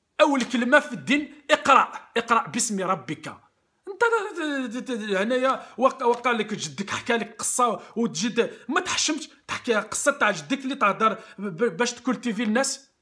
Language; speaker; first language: Arabic; non-native, local second language; Kabyle